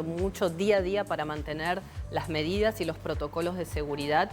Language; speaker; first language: Spanish; native; Spanish